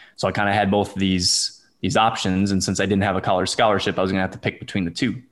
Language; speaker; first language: English; native; English